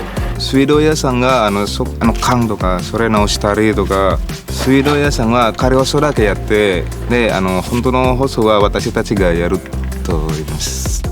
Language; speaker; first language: Japanese; non-native, learner; Indonesian